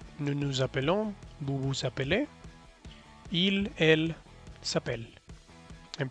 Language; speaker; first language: French; non-native, learner; Spanish